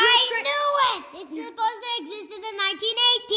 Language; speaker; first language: English; native; English